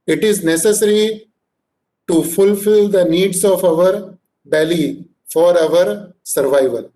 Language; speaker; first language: English; non-native, local second language; Hindi